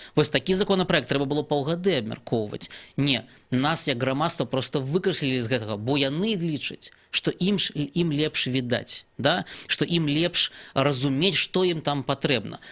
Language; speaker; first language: Belarusian; native; Belarusian